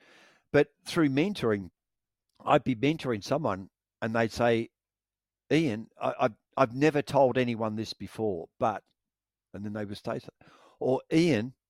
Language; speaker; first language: English; native; English